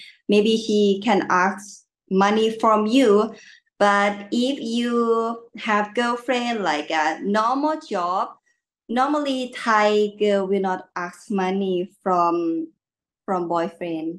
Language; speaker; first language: English; non-native, learner; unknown